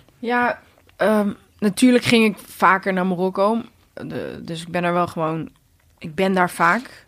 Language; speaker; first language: Dutch; native; Dutch